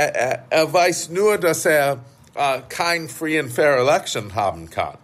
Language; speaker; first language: German; non-native, fluent; English